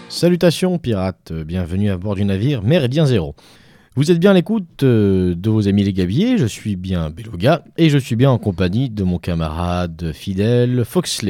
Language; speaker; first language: French; native; French